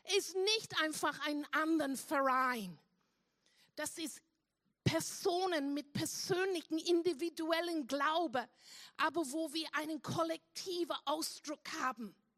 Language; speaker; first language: German; non-native, fluent; English